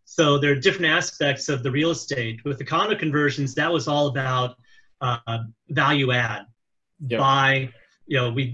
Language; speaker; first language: English; native; English